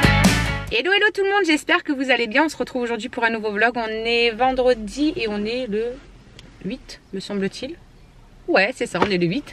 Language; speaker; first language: French; native; French